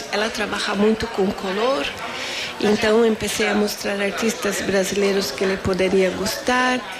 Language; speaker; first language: Spanish; non-native, fluent; Portuguese